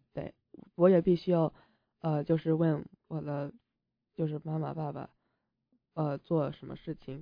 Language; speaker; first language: Chinese; early bilingual, heritage; Chinese